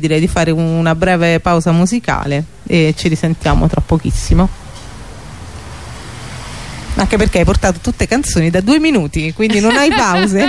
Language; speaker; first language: Italian; native; Italian